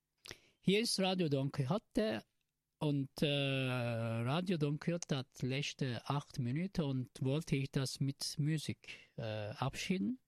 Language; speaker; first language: German; non-native, learner; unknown